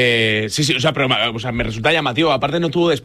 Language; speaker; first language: Spanish; native; Spanish